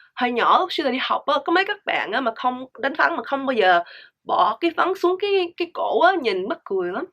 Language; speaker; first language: Vietnamese; early bilingual, heritage; Vietnamese